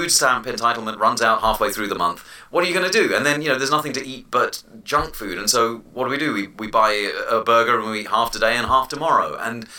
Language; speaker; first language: English; native; English